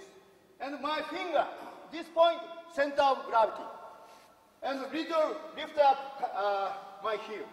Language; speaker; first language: English; non-native, learner; Japanese